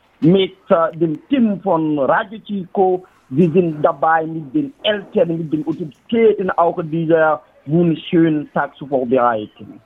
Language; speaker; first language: German; non-native, learner; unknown